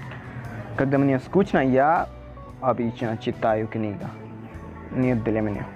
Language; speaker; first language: Russian; non-native, learner; Hindi